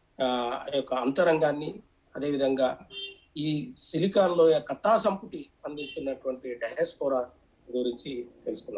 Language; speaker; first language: Telugu; native; Telugu